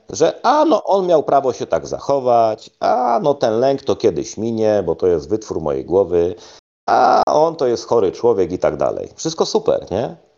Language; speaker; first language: Polish; native; Polish